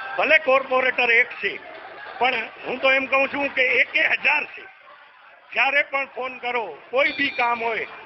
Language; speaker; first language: Gujarati; non-native, local second language; Sindhi